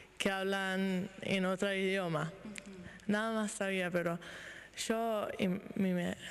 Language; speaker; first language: Spanish; non-native, learner; Danish